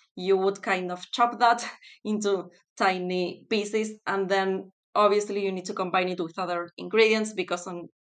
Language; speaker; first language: English; non-native, fluent; Spanish